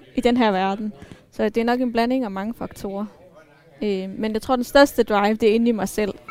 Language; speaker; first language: Danish; early bilingual, other home language; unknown